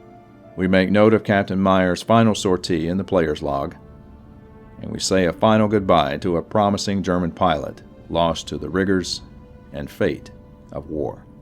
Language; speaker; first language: English; native; English